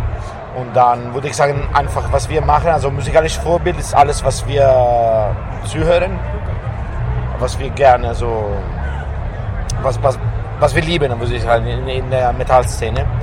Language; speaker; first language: German; non-native, fluent; Italian